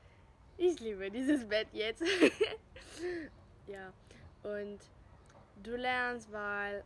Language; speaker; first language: German; non-native, fluent; French